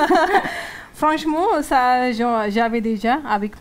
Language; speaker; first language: French; non-native, learner; Hindi